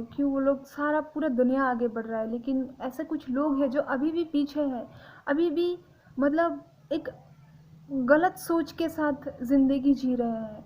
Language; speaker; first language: Hindi; non-native, local second language; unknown